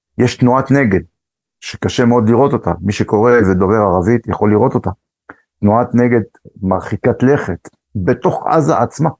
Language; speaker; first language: Hebrew; early bilingual, other home language; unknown